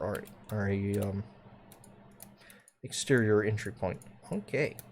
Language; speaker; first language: English; native; English